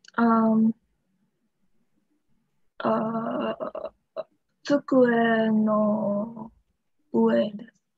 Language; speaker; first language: Japanese; non-native, learner; English